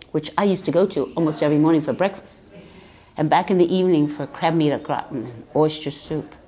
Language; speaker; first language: English; native; English